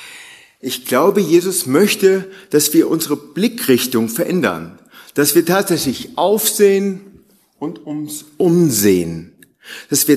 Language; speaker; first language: German; native; German